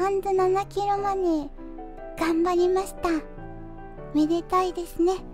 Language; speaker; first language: Japanese; non-native, fluent; Korean